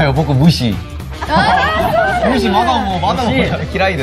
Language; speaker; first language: Japanese; non-native, learner; Korean